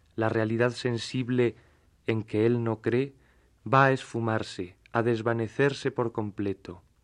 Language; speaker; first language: Spanish; native; Spanish